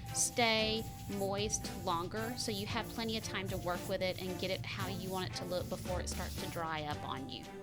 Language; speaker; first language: English; native; English